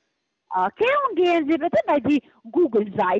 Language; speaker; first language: German; non-native, fluent; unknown